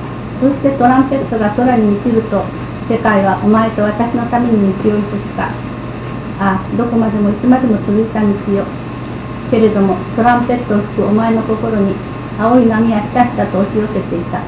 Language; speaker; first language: Japanese; native; Japanese